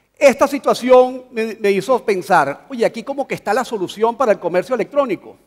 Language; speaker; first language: Spanish; native; Spanish